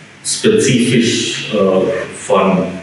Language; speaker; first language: German; non-native, fluent; English